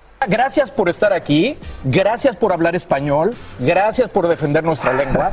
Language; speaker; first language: Spanish; native; Spanish